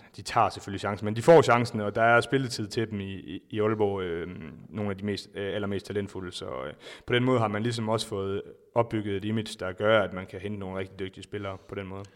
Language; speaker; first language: Danish; native; Danish